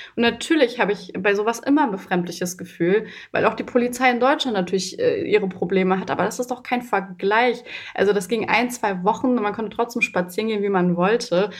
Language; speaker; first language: German; early bilingual, other home language; Persian